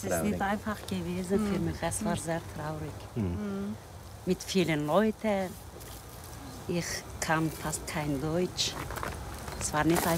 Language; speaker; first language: German; non-native, learner; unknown